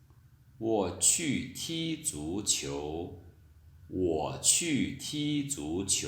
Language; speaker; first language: Chinese; non-native, fluent; Lao